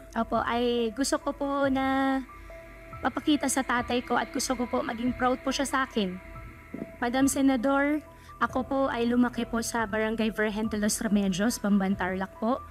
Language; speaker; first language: Filipino; native; Filipino